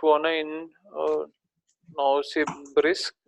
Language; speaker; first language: German; non-native, learner; Telugu